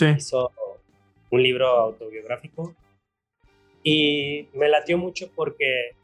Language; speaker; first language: Spanish; native; Spanish